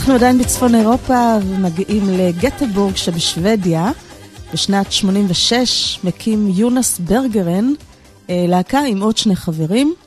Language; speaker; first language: Hebrew; native; Hebrew